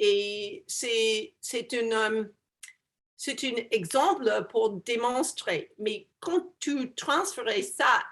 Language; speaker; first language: French; non-native, learner; English